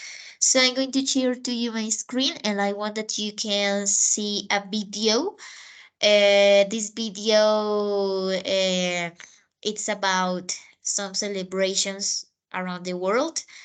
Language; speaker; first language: English; non-native, fluent; Spanish